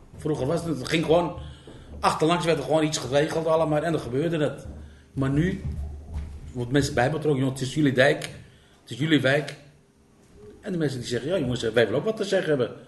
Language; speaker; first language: Dutch; non-native, fluent; Turkish